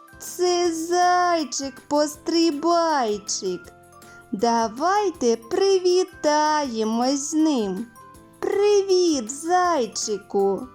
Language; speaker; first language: Ukrainian; native; Ukrainian